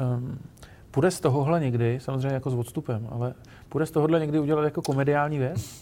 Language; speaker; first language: Czech; native; Czech